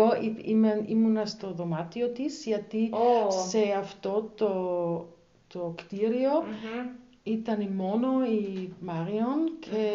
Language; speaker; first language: Greek; non-native, learner; German